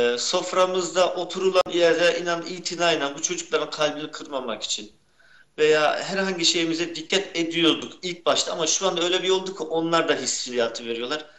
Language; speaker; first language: Turkish; early bilingual, heritage; Turkish